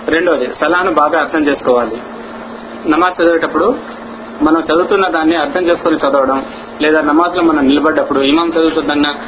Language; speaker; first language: Telugu; non-native, local second language; Urdu